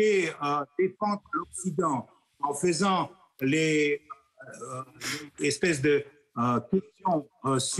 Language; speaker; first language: French; non-native, fluent; Russian